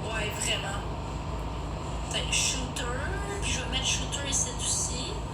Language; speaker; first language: French; native; French